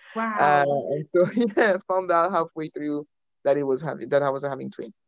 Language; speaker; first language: English; non-native, fluent; French